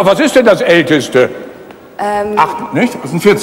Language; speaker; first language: German; native; German